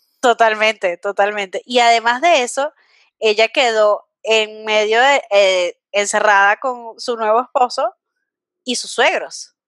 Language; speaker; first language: Spanish; native; Spanish